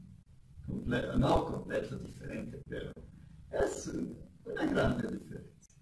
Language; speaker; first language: Spanish; non-native, learner; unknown